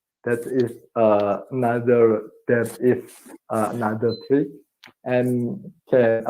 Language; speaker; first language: English; non-native, learner; Indonesian